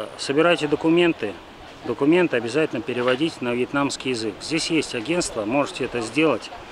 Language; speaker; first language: Russian; native; Russian